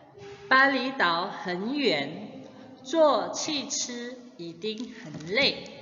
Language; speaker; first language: Chinese; non-native, fluent; Indonesian